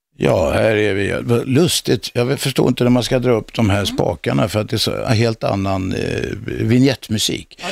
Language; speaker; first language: Swedish; native; Swedish